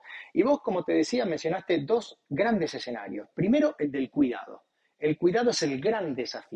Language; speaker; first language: Spanish; native; Spanish